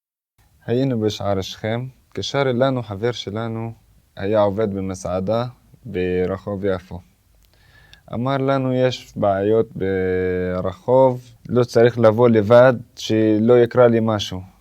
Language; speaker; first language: Hebrew; non-native, local second language; Arabic